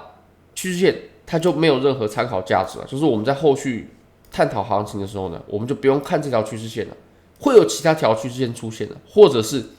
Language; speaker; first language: Chinese; native; Chinese